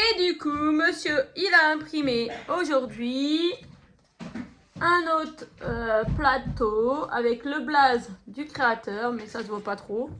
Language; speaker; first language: French; native; French